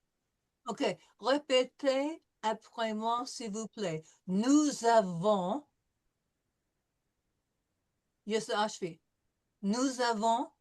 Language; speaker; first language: French; non-native, fluent; English